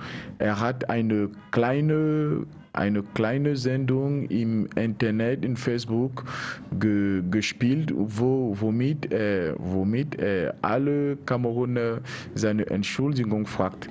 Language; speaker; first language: German; non-native, learner; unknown